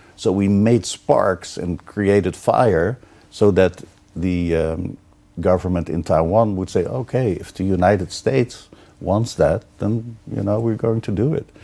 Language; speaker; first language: English; non-native, fluent; Dutch